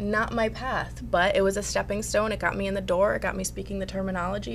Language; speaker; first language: English; native; English